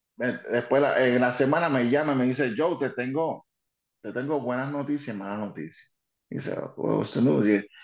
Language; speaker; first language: Spanish; early bilingual, heritage; Spanish